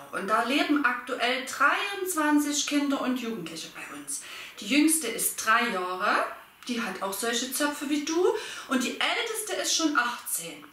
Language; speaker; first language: German; native; German